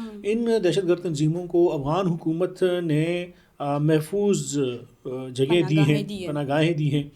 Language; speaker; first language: Urdu; non-native, local second language; Pashto